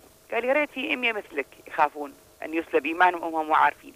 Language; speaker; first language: Arabic; native; Arabic